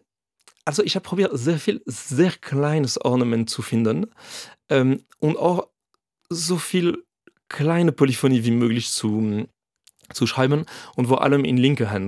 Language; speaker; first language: German; non-native, fluent; French